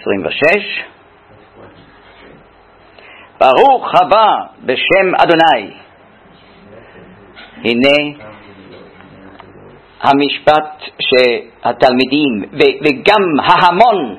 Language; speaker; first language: Hebrew; non-native, fluent; German